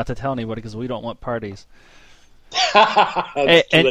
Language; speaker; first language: English; native; English